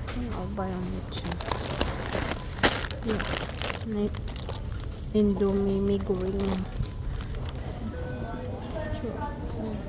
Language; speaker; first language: English; non-native, local second language; Filipino